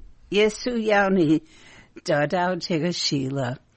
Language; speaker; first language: Chinese; non-native, fluent; English